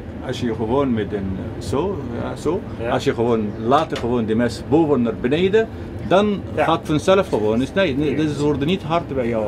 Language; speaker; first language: Dutch; non-native, learner; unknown